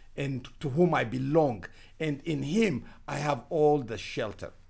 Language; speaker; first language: English; non-native, fluent; Amharic